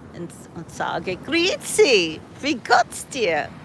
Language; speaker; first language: German; non-native, fluent; English